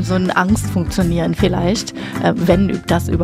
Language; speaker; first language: German; native; German